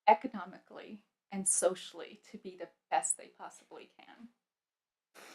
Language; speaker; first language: English; early bilingual, other home language; Punjabi